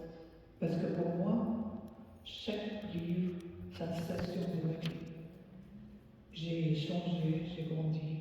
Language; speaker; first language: French; non-native, fluent; Arabic